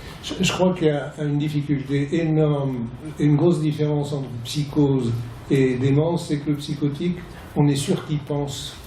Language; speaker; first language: French; native; French